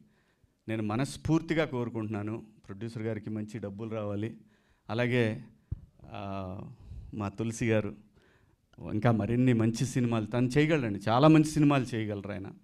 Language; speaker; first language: Telugu; native; Telugu